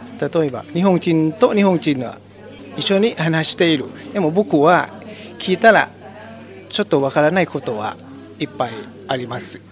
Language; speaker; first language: Japanese; non-native, learner; Thai